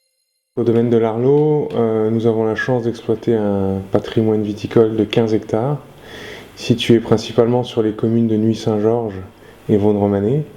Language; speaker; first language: French; native; French